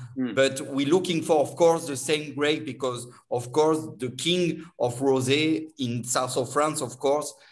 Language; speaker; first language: English; non-native, learner; French